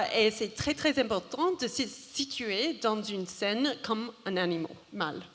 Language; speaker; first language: French; non-native, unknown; English